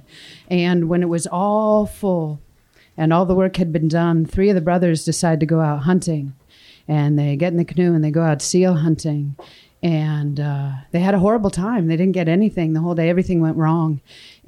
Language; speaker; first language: English; native; English